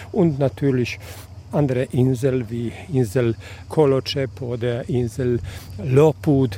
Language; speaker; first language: German; non-native, fluent; Croatian